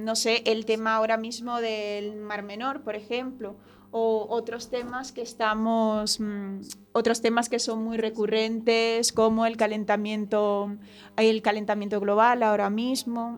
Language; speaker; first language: Spanish; native; Spanish